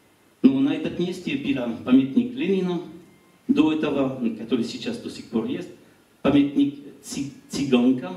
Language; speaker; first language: Russian; non-native, learner; French